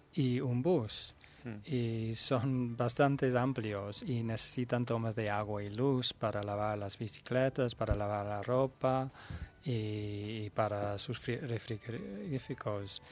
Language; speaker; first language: Spanish; non-native, fluent; Dutch